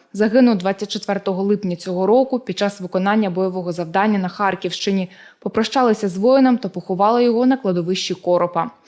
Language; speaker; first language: Ukrainian; native; Ukrainian